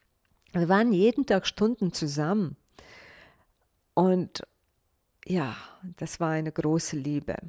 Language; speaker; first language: German; non-native, fluent; Bosnian